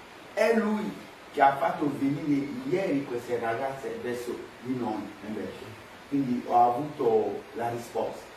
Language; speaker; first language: Italian; non-native, fluent; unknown